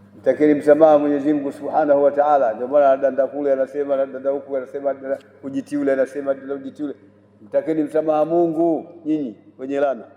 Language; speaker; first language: Swahili; native; Swahili